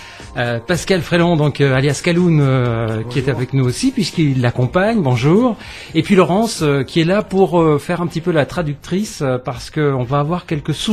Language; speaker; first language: French; native; French